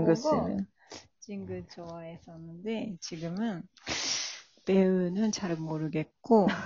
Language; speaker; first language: Korean; non-native, fluent; Japanese